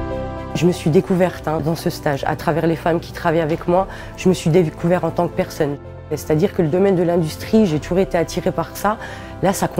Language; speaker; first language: French; native; French